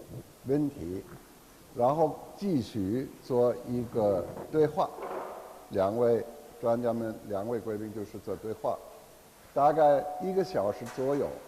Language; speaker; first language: Chinese; non-native, fluent; German